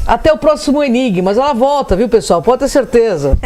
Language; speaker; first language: Portuguese; native; Portuguese